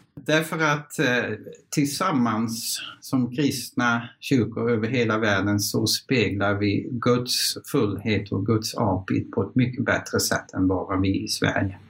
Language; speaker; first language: Swedish; non-native, fluent; Dutch